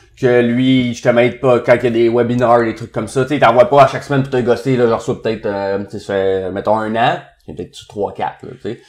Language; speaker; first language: French; native; French